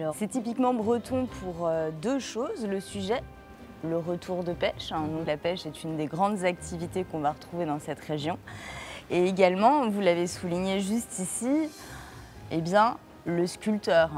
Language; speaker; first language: French; native; French